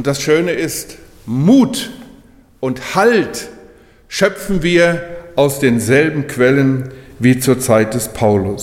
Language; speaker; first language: German; native; German